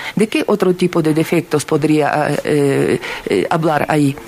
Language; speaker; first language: Spanish; non-native, fluent; Ukrainian